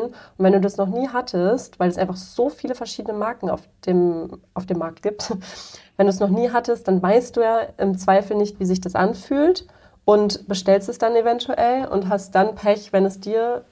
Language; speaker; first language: German; native; German